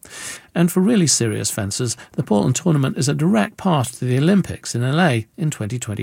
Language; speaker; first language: English; native; English